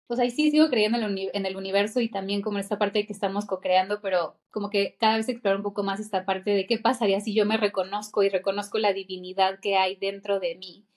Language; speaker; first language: Spanish; native; Spanish